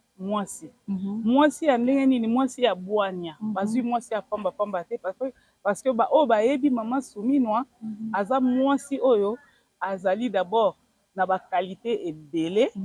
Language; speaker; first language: Lingala; non-native, local second language; Kongo